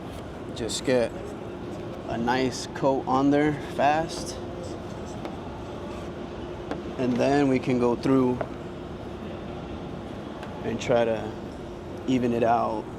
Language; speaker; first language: English; native; English